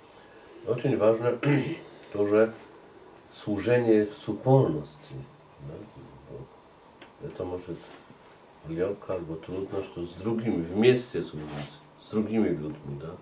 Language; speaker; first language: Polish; non-native, learner; Russian